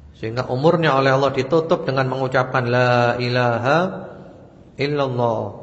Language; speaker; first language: Indonesian; native; Indonesian